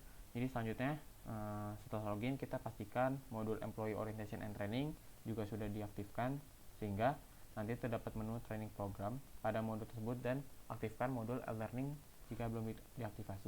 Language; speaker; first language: Indonesian; native; Indonesian